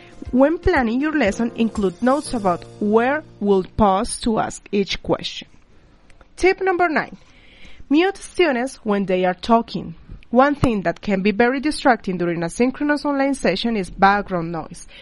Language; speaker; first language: English; non-native, fluent; Spanish